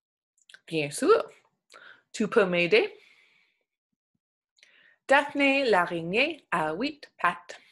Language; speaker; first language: French; non-native, local second language; English